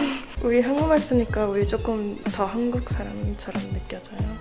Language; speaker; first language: Korean; early bilingual, heritage; English